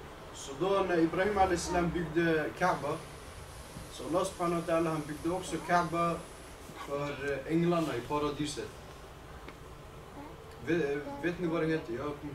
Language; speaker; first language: Swedish; early bilingual, other home language; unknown